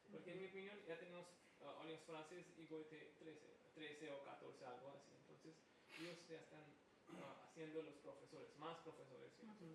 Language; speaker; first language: Spanish; non-native, fluent; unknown